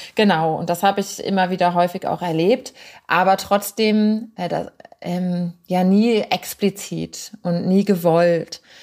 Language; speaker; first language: German; native; German